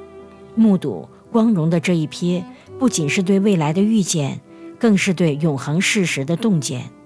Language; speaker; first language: Chinese; native; Chinese